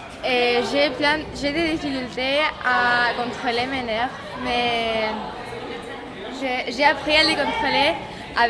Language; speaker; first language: French; non-native, learner; Spanish